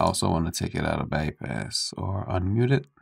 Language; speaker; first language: English; native; English